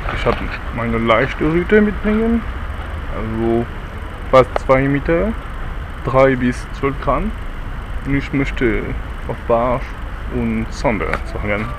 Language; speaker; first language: German; non-native, learner; French